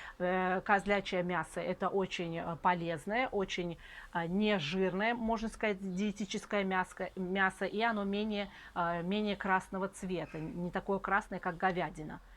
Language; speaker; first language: Russian; native; Russian